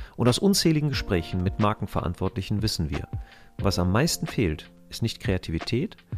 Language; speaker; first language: German; native; German